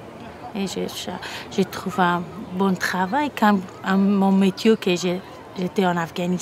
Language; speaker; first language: French; non-native, learner; Persian